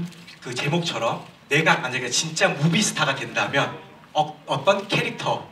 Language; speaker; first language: Korean; non-native, fluent; Thai